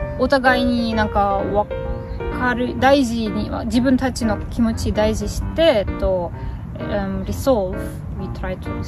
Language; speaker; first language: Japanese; non-native, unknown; Russian